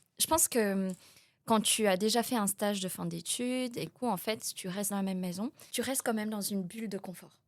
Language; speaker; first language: French; early bilingual, other home language; Vietnamese